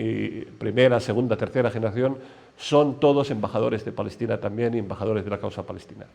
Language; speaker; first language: Spanish; non-native, fluent; Arabic